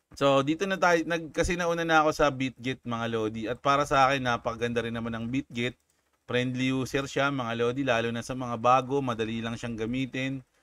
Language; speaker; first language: Filipino; native; Filipino